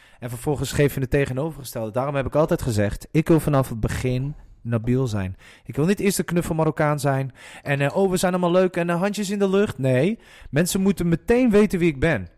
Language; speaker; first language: Dutch; early bilingual, other home language; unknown